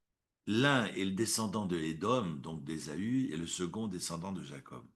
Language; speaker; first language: French; native; French